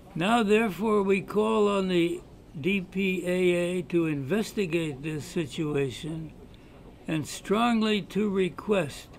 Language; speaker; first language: English; native; English